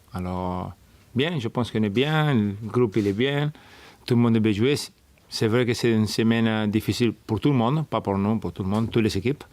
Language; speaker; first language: French; non-native, fluent; Spanish